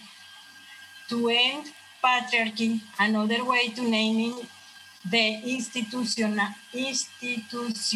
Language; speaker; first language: English; non-native, fluent; Spanish